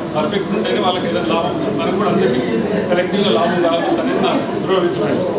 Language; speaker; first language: Telugu; native; Telugu